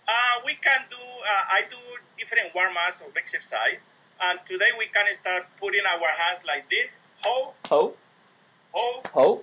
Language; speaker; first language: English; non-native, learner; Spanish